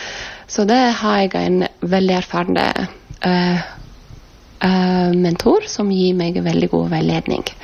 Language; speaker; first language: Norwegian; non-native, fluent; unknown